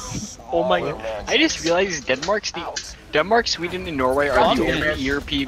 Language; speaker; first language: English; native; English